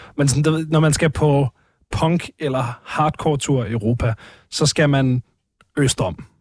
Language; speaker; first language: Danish; native; Danish